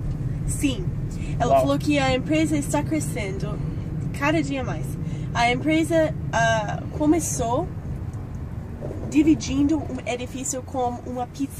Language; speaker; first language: Portuguese; non-native, fluent; English